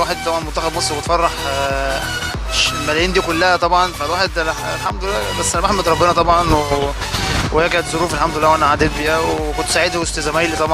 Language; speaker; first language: Arabic; native; Arabic